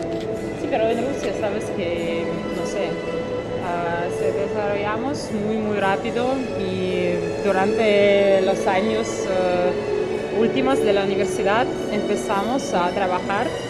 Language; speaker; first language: Spanish; non-native, fluent; Russian